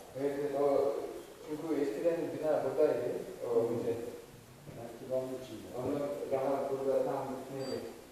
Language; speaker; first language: Turkish; non-native, local second language; Kyrgyz